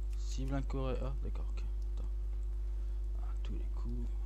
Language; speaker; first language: French; native; French